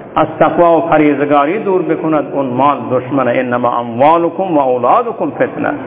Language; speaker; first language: Persian; non-native, local second language; Baluchi